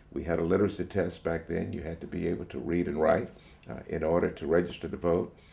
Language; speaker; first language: English; native; English